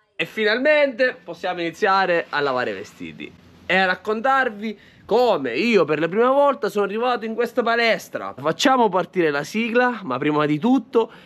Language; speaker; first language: Italian; non-native, local second language; Sicilian